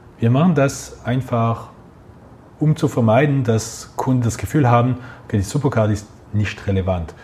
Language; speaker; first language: German; non-native, local second language; French